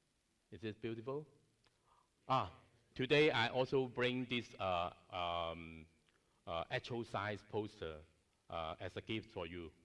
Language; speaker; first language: English; non-native, learner; Cantonese